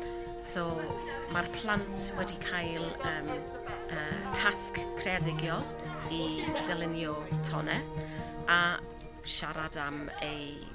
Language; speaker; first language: Welsh; non-native, learner; English